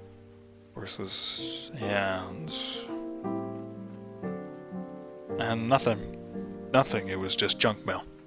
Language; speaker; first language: English; native; English